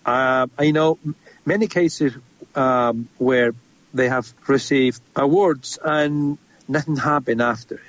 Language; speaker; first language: English; non-native, fluent; Spanish